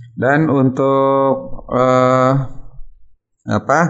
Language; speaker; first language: Indonesian; native; Indonesian